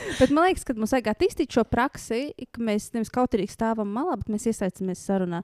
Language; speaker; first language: Latvian; native; Latvian